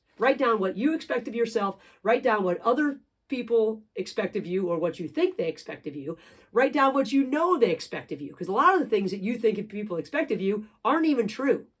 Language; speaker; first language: English; native; English